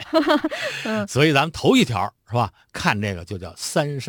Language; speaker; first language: Chinese; native; Chinese